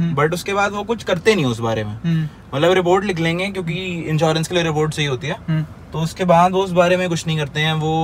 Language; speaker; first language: Hindi; native; Hindi